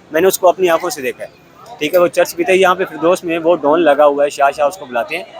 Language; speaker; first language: Urdu; non-native, local second language; Punjabi